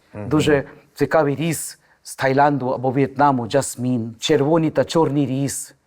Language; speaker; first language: Ukrainian; non-native, fluent; Hindi